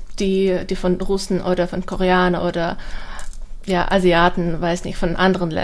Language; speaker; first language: German; non-native, fluent; Russian